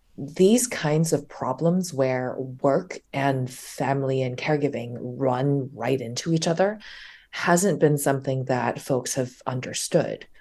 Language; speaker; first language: English; early bilingual, other home language; Chinese